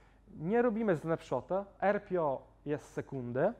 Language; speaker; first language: Polish; non-native, fluent; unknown